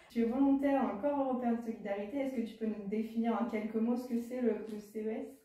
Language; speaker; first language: French; native; French